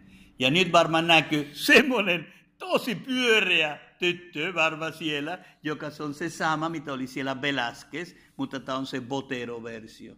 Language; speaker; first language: Finnish; non-native, fluent; Spanish